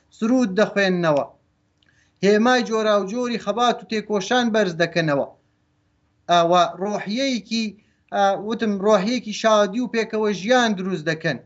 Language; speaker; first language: Central Kurdish; native; Central Kurdish